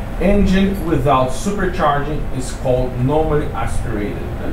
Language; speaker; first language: English; non-native, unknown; Portuguese